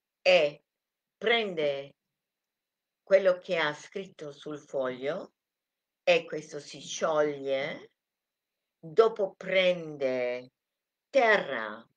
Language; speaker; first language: Italian; non-native, fluent; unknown